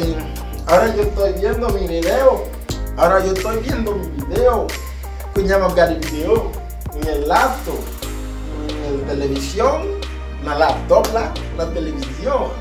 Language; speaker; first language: Spanish; non-native, learner; Haitian Creole